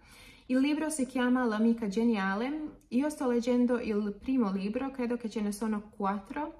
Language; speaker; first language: Italian; non-native, fluent; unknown